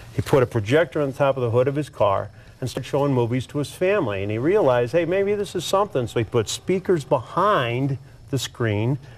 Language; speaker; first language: English; native; English